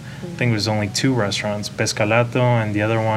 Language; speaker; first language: English; non-native, fluent; Spanish